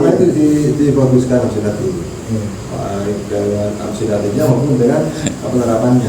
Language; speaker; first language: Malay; non-native, local second language; Javanese